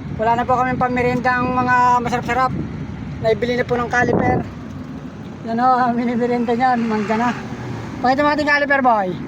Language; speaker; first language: Filipino; native; Filipino